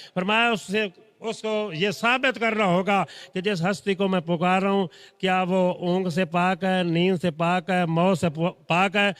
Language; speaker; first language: Urdu; non-native, local second language; Saraiki